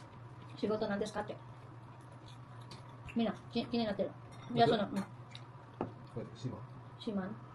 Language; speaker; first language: Japanese; non-native, learner; Filipino